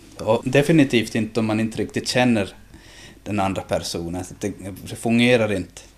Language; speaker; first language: Swedish; native; Swedish